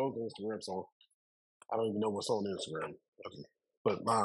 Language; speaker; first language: English; native; English